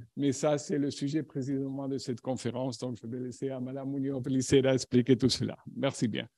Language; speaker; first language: French; non-native, fluent; Spanish